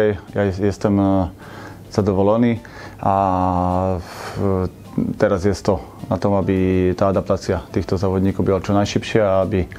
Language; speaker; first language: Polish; non-native, learner; Slovak